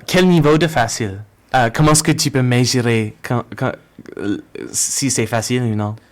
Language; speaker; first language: French; non-native, learner; English